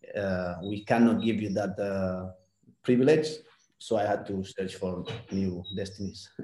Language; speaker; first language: English; non-native, fluent; Spanish